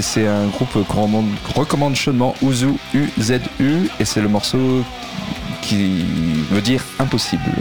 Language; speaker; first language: French; native; French